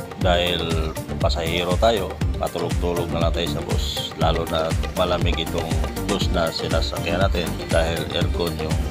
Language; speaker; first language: Filipino; non-native, local second language; Waray